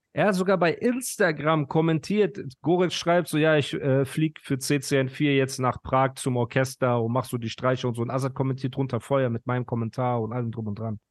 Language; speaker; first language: German; early bilingual, other home language; Persian